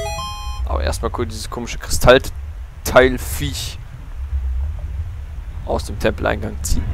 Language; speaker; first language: German; native; German